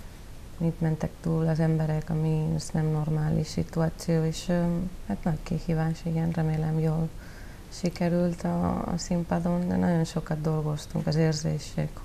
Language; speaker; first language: Hungarian; non-native, learner; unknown